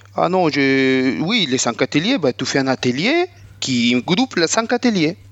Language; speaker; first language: French; non-native, fluent; Spanish